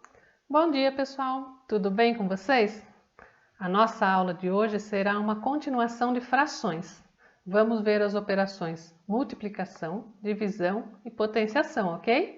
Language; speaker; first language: Portuguese; native; Portuguese